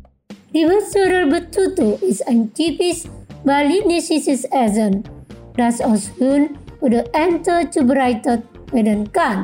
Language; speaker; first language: German; non-native, local second language; Indonesian